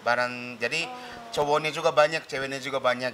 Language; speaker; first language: Indonesian; non-native, fluent; Japanese